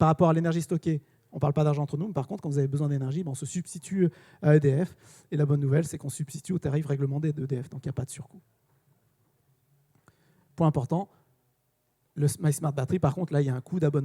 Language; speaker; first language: French; native; French